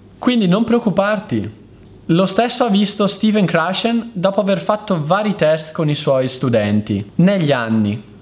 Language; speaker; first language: Italian; native; Italian